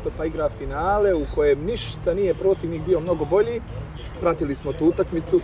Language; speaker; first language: Serbian; native; Serbian